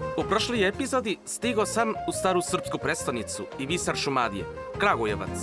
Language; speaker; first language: Serbian; non-native, fluent; Spanish